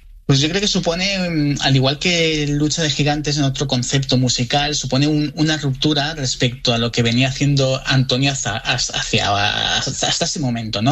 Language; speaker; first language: Spanish; native; Spanish